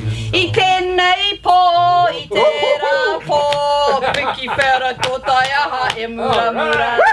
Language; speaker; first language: Māori; non-native, local second language; English